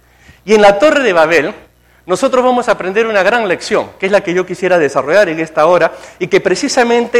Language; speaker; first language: Spanish; native; Spanish